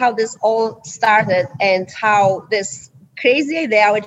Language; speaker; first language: English; non-native, fluent; Polish